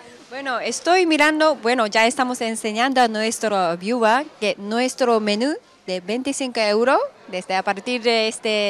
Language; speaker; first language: Spanish; non-native, fluent; Japanese